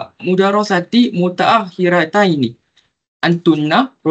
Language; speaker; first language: Arabic; non-native, learner; Malay